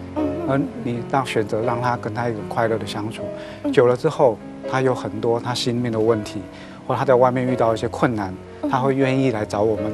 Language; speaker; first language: Chinese; native; Chinese